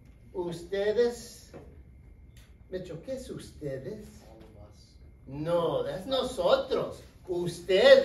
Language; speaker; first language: Spanish; non-native, fluent; English